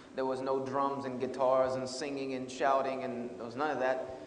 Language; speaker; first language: English; native; English